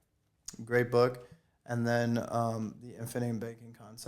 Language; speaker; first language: English; native; English